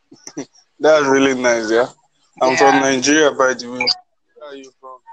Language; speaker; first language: English; non-native, local second language; Igbo